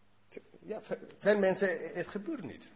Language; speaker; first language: Dutch; non-native, learner; English